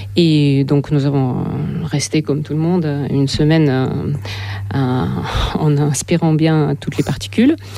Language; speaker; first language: French; non-native, fluent; Russian